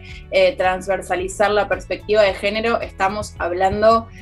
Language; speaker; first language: Spanish; native; Spanish